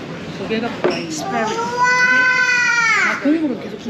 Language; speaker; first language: Korean; native; Korean